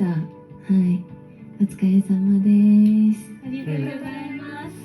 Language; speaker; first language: Japanese; native; Japanese